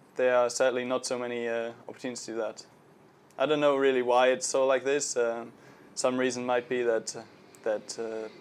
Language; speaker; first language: English; non-native, fluent; German